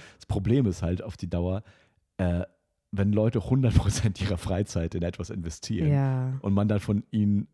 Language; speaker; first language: German; non-native, fluent; Russian